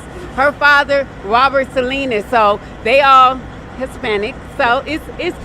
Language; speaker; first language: English; native; English